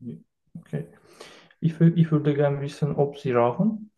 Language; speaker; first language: German; non-native, learner; Turkish